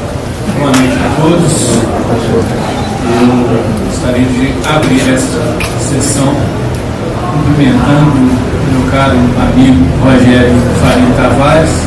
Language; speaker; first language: Portuguese; native; Portuguese